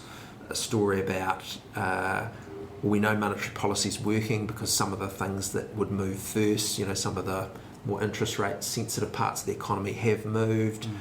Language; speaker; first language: English; native; English